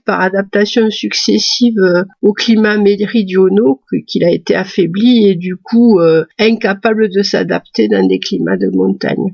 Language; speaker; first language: French; native; French